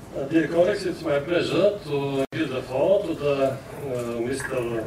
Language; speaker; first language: English; non-native, fluent; Bulgarian